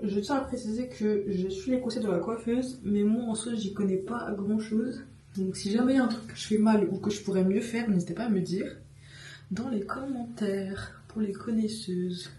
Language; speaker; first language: French; native; French